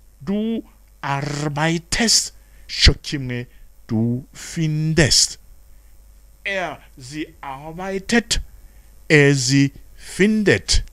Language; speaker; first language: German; non-native, fluent; Rundi